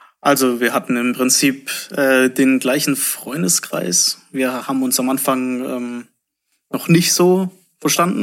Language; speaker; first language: German; native; German